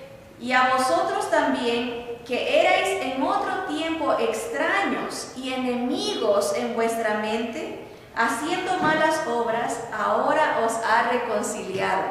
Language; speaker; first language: Spanish; native; Spanish